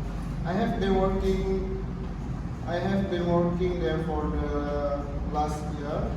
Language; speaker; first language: English; non-native, learner; Indonesian